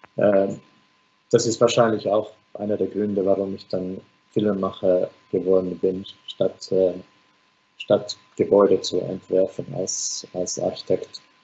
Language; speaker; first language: German; non-native, fluent; Finnish